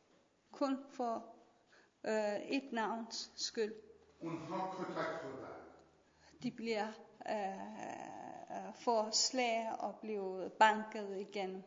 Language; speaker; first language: Danish; non-native, learner; Persian